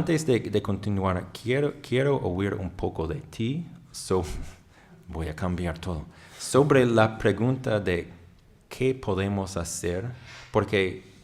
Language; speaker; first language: Spanish; non-native, fluent; English